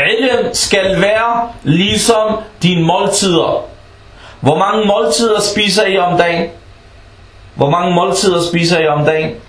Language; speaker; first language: Danish; early bilingual, other home language; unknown